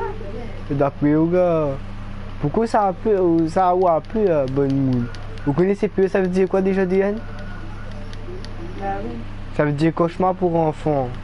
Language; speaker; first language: French; non-native, local second language; Réunion Creole French